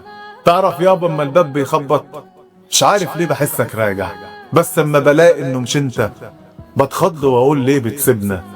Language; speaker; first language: Arabic; native; Arabic